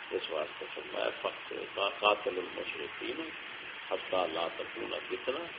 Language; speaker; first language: Urdu; non-native, local second language; Punjabi